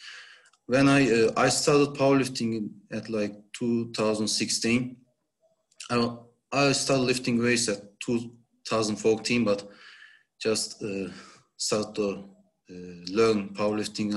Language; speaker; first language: English; non-native, learner; Turkish